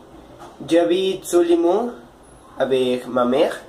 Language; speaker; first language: French; non-native, learner; Spanish